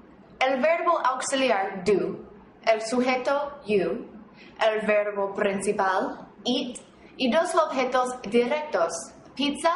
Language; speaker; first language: Spanish; non-native, fluent; English